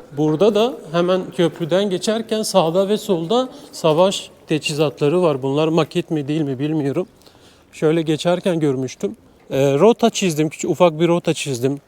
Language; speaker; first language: Turkish; native; Turkish